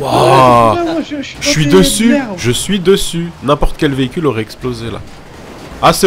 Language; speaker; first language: French; native; French